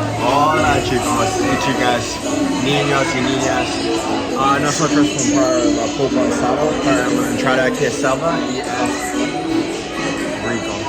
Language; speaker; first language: Spanish; non-native, learner; English